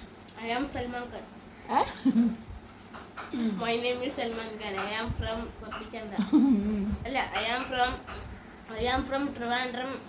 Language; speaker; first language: English; non-native, learner; Malayalam